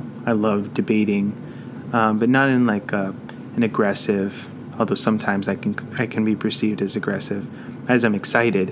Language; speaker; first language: English; native; English